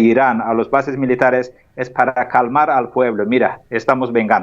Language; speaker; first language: Spanish; non-native, fluent; Turkish